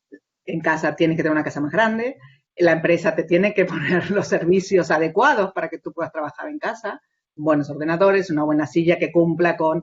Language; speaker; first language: Spanish; native; Spanish